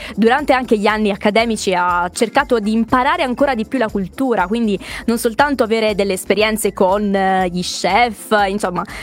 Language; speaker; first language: Italian; native; Italian